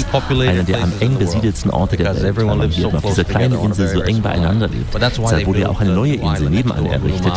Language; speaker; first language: German; native; German